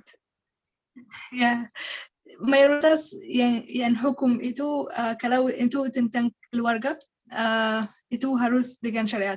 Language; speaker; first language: Indonesian; non-native, learner; Arabic